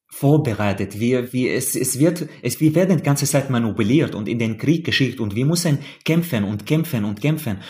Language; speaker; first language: German; non-native, fluent; Arabic